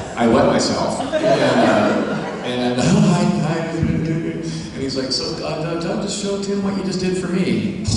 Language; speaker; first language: English; native; English